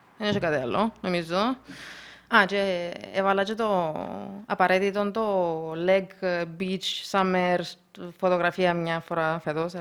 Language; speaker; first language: Greek; early bilingual, other home language; Russian